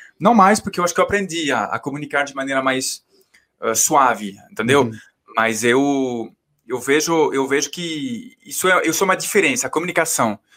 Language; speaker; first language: Portuguese; non-native, fluent; French